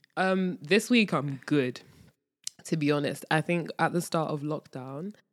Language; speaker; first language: English; native; English